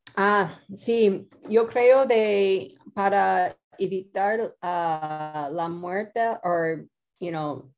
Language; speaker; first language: Spanish; non-native, learner; English